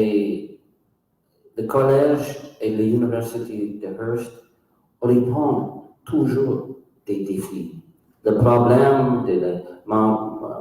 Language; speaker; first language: French; non-native, local second language; English